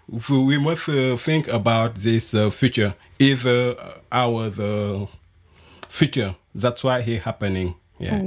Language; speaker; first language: English; non-native, learner; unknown